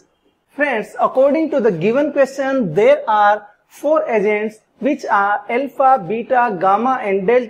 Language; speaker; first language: English; non-native, local second language; Hindi